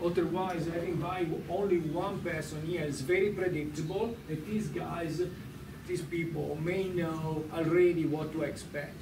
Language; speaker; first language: English; non-native, fluent; Italian